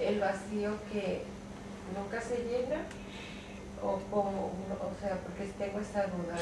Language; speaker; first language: Spanish; native; Spanish